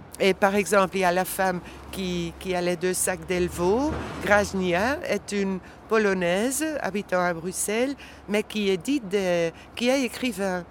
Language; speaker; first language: French; non-native, local second language; Dutch